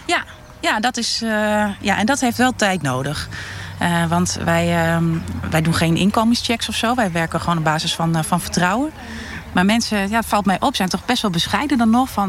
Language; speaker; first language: Dutch; native; Dutch